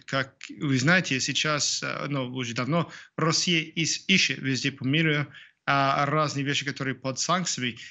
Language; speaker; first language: Russian; non-native, fluent; English